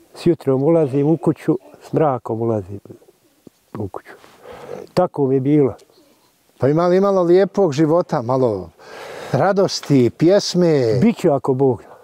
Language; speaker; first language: Bosnian; native; Bosnian